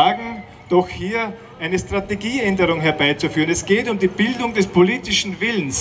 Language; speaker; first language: German; native; German